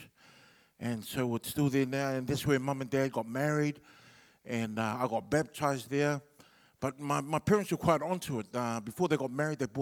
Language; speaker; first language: English; non-native, local second language; Samoan